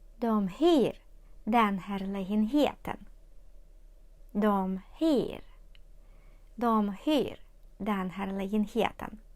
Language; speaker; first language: Swedish; non-native, fluent; Ukrainian